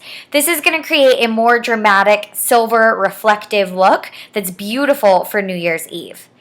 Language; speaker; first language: English; native; English